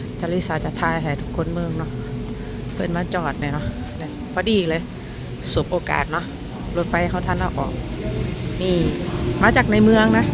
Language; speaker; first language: Thai; non-native, local second language; Northeastern Thai